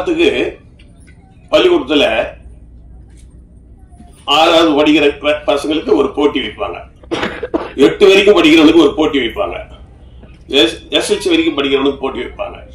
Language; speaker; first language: Tamil; native; Tamil